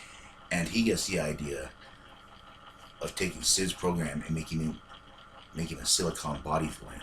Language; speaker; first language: English; native; English